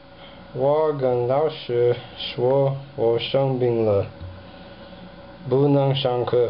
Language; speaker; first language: Chinese; non-native, learner; English